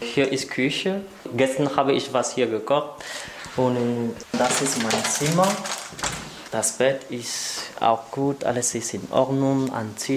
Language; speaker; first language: German; non-native, learner; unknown